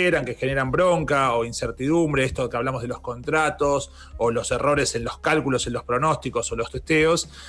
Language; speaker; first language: Spanish; native; Spanish